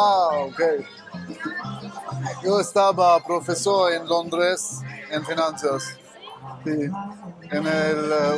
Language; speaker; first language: Spanish; non-native, learner; German